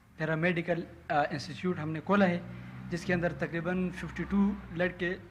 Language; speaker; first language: Urdu; non-native, local second language; Pashto